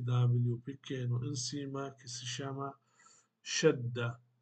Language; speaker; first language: Portuguese; non-native, fluent; Arabic